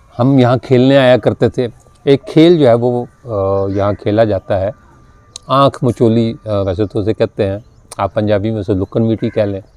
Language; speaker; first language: Urdu; non-native, local second language; Punjabi